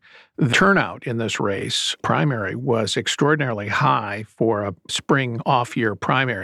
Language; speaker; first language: English; native; English